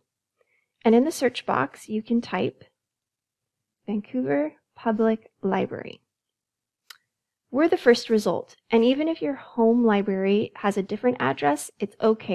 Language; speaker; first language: English; native; English